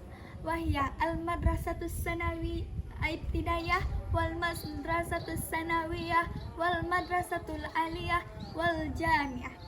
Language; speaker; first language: Arabic; non-native, learner; Indonesian